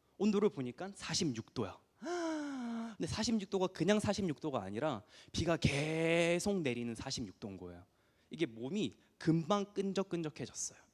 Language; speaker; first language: Korean; early bilingual, heritage; Korean